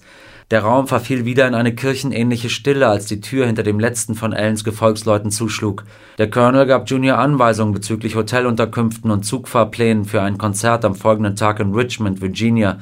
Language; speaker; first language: German; native; German